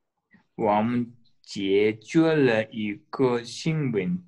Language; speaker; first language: Chinese; non-native, learner; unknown